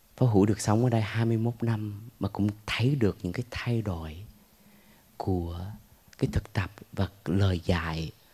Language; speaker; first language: Vietnamese; early bilingual, heritage; Vietnamese